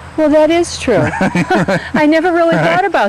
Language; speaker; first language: English; native; English